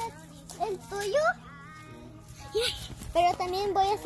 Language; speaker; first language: Spanish; early bilingual, heritage; Spanish